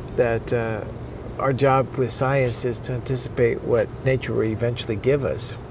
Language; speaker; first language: English; early bilingual, other home language; Spanish